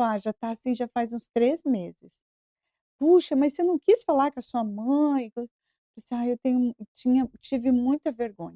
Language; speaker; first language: Portuguese; native; Portuguese